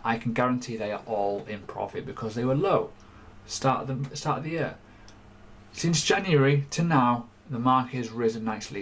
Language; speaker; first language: English; native; English